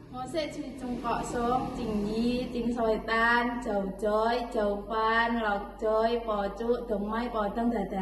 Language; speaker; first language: Cantonese; non-native, learner; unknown